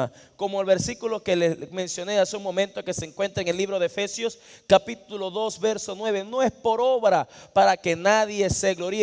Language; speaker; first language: Spanish; native; Spanish